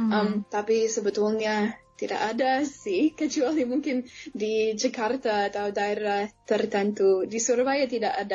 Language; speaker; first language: Indonesian; non-native, fluent; English